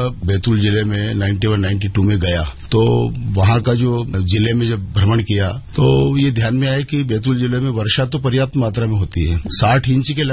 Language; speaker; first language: Hindi; native; Hindi